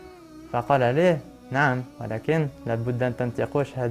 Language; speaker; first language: Arabic; non-native, learner; French